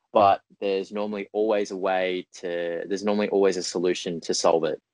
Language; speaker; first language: English; native; English